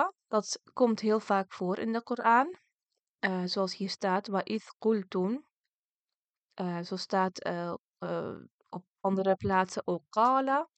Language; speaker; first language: Dutch; early bilingual, other home language; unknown